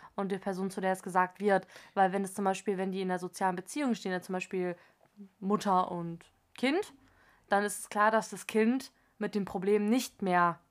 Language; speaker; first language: German; native; German